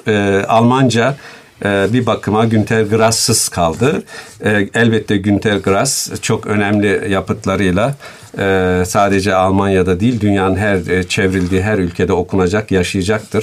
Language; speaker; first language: Turkish; native; Turkish